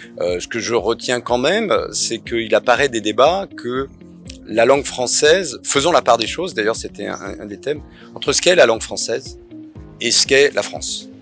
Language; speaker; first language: French; native; French